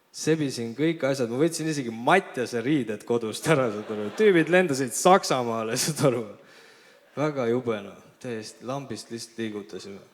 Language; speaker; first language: Estonian; early bilingual, other home language; Armenian